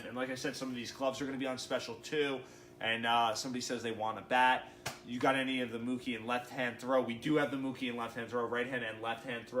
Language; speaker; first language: English; native; English